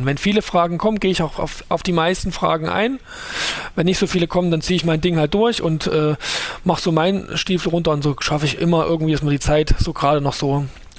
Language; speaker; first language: German; native; German